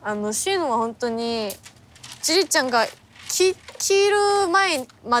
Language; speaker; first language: Japanese; non-native, fluent; Korean